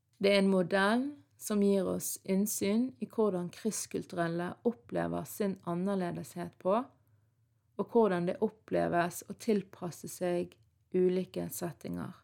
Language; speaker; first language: Norwegian; early bilingual, other home language; Arabic